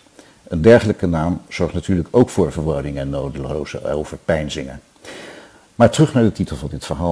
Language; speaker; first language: Dutch; native; Dutch